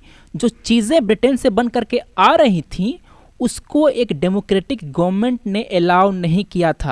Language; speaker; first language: Hindi; native; Hindi